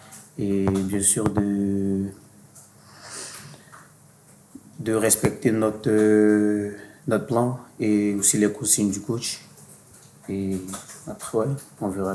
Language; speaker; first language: French; non-native, fluent; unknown